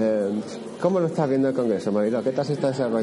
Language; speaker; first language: Spanish; native; Spanish